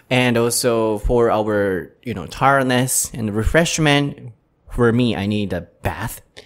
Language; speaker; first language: English; non-native, fluent; Japanese